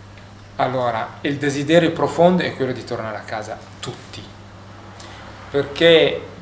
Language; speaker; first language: Italian; non-native, fluent; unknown